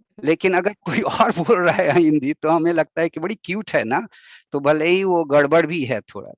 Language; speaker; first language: Hindi; native; Hindi